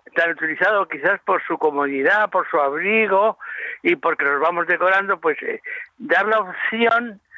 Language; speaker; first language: Spanish; native; Spanish